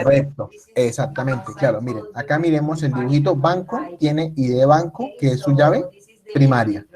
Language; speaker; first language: Spanish; native; Spanish